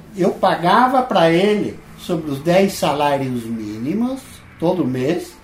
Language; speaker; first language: Portuguese; non-native, fluent; Dutch